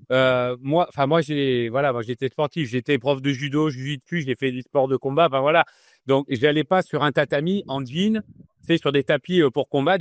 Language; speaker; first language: French; native; French